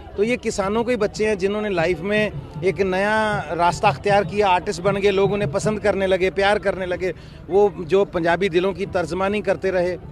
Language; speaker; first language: Hindi; non-native, local second language; Punjabi